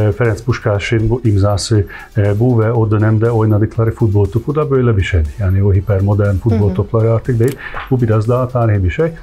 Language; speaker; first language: Turkish; non-native, fluent; Hungarian